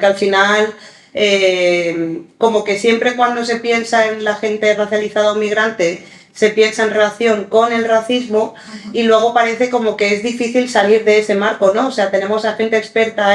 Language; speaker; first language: Spanish; early bilingual, other home language; Arabic